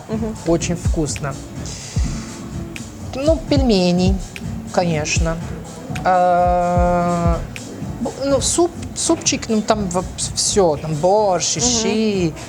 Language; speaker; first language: Russian; non-native, learner; Portuguese